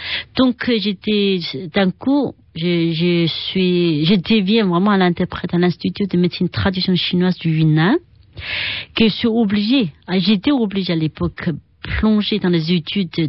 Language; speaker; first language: French; non-native, fluent; Chinese